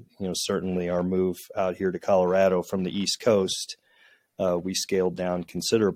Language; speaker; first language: English; native; English